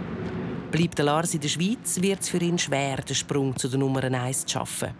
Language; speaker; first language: German; native; German